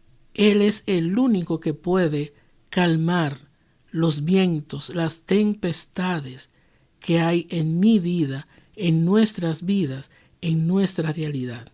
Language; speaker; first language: Spanish; native; Spanish